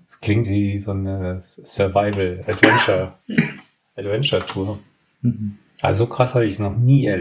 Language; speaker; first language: German; native; German